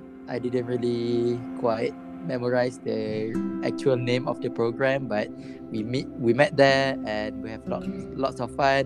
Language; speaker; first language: English; non-native, local second language; Malay